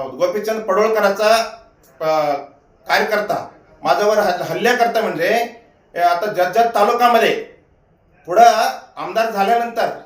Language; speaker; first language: Marathi; non-native, local second language; Kannada